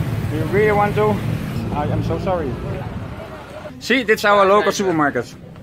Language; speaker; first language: English; non-native, fluent; Dutch